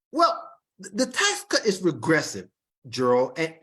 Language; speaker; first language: English; native; English